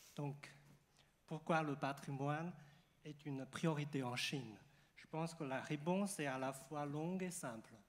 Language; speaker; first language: French; non-native, fluent; Chinese